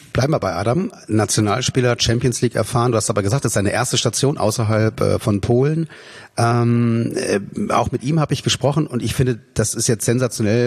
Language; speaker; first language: German; native; German